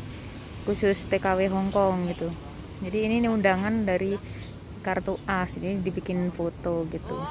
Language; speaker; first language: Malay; non-native, local second language; Javanese